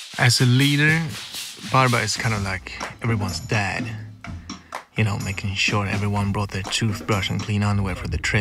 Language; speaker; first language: English; non-native, fluent; Swedish